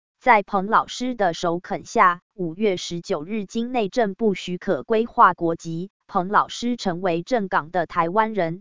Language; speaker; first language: Chinese; native; Chinese